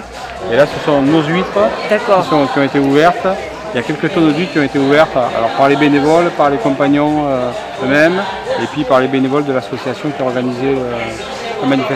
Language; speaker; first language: French; native; French